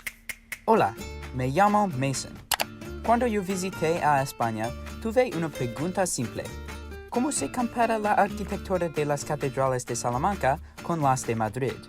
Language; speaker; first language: Spanish; non-native, learner; English